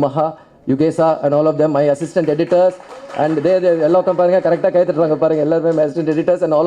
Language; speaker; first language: Tamil; native; Tamil